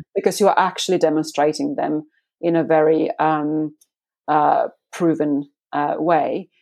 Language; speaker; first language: English; non-native, fluent; Finnish